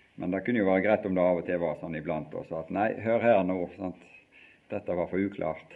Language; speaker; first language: Norwegian; native; Norwegian